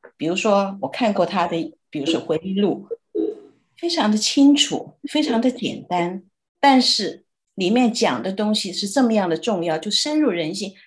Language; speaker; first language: Chinese; native; Chinese